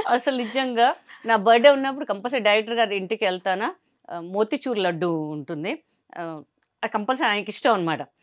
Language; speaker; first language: Telugu; non-native, local second language; Hindi